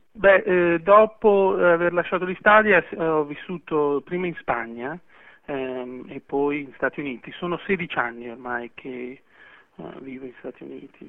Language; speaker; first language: Italian; early bilingual, heritage; Italian